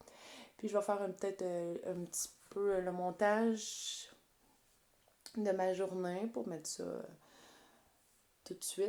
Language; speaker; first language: French; native; French